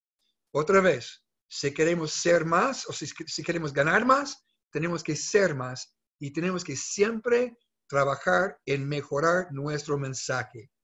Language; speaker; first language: Spanish; non-native, fluent; English